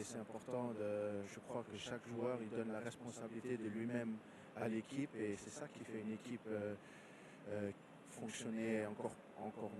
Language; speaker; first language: French; non-native, fluent; Danish